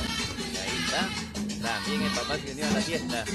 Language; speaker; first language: Spanish; native; Spanish